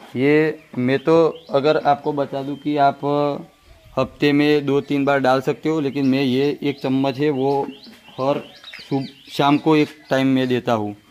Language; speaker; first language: Hindi; non-native, local second language; Gujarati